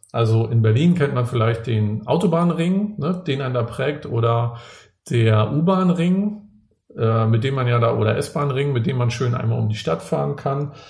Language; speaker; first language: German; native; German